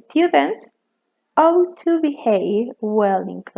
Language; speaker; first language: English; non-native, learner; Spanish